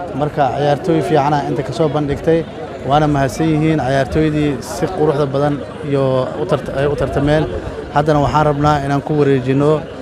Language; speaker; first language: Somali; native; Somali